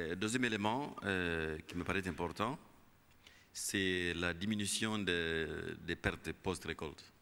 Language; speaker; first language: French; non-native, local second language; Kinyarwanda